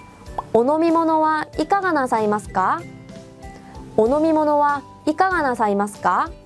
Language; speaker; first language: Japanese; non-native, fluent; Korean